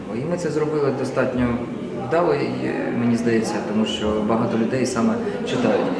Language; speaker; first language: Ukrainian; non-native, local second language; Russian